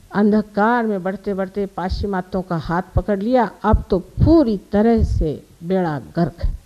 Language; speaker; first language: Hindi; non-native, local second language; Marathi